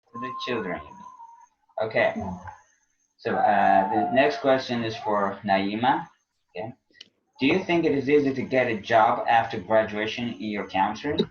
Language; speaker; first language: English; non-native, fluent; Azerbaijani